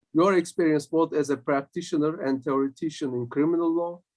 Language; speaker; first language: English; non-native, fluent; Turkish